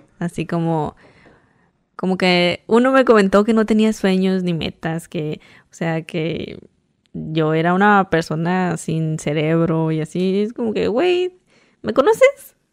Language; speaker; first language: Spanish; native; Spanish